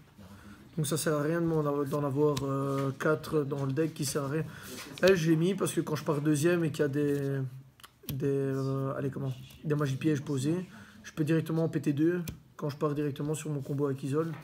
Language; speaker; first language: French; native; French